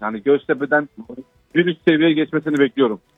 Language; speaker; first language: Turkish; native; Turkish